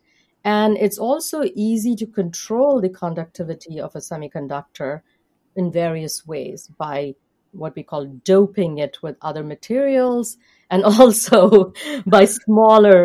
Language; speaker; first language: English; non-native, local second language; Hindi